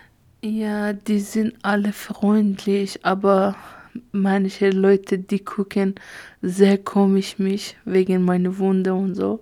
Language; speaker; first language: German; non-native, learner; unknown